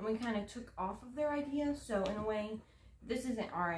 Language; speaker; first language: English; native; English